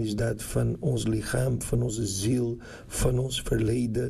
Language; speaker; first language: Dutch; non-native, fluent; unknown